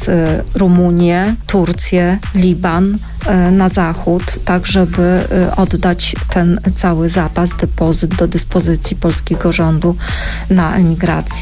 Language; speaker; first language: Polish; native; Polish